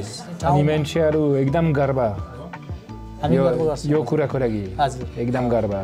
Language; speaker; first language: Nepali; non-native, fluent; French